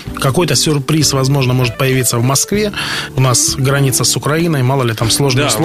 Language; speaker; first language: Russian; native; Russian